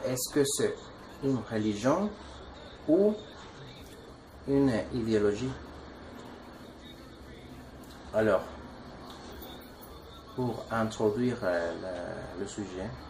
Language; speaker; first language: French; non-native, learner; Spanish